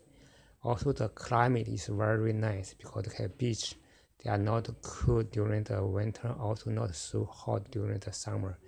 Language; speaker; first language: English; non-native, fluent; Chinese